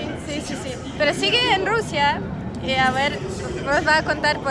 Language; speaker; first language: Spanish; non-native, fluent; Russian